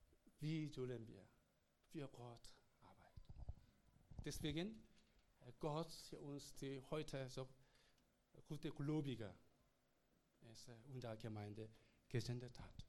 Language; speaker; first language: German; non-native, learner; Korean